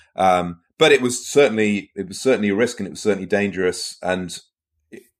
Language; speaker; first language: English; native; English